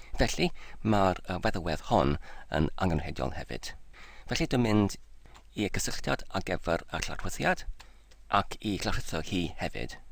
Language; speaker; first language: Welsh; non-native, fluent; English